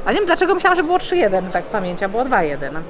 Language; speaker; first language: Polish; native; Polish